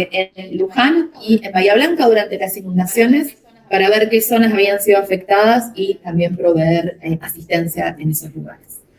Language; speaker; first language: Spanish; native; Spanish